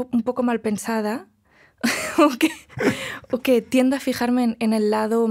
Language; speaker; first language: Spanish; non-native, local second language; Galician